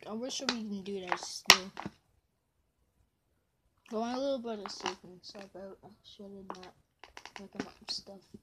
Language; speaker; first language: English; native; English